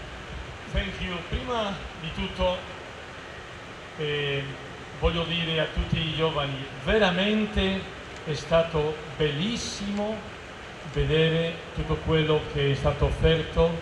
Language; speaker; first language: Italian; non-native, fluent; Spanish